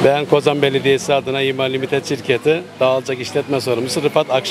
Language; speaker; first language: Turkish; native; Turkish